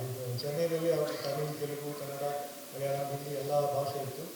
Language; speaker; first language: Kannada; non-native, fluent; Tulu